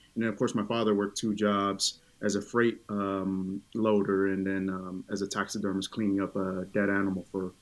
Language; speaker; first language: English; early bilingual, other home language; Tongan